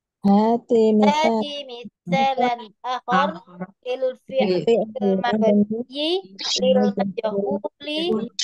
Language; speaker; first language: Arabic; non-native, learner; Indonesian